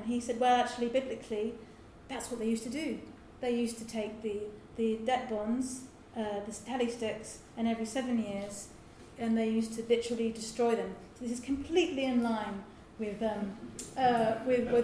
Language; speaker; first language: English; native; English